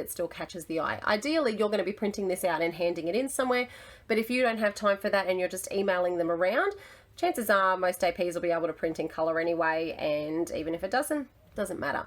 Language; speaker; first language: English; native; English